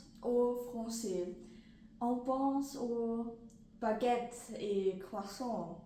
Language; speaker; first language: French; non-native, learner; German